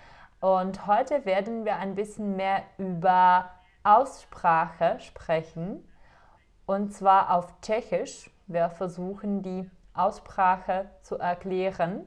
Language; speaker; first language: German; non-native, fluent; Czech